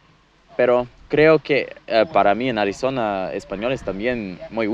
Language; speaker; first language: Spanish; non-native, fluent; English